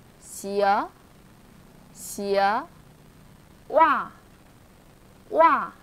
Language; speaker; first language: Chinese; non-native, fluent; Vietnamese